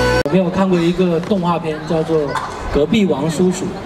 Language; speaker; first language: Chinese; native; Chinese